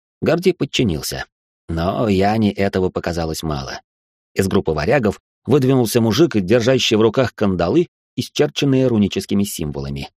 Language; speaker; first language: Russian; native; Russian